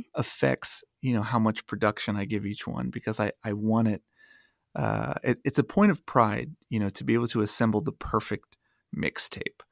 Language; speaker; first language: English; native; English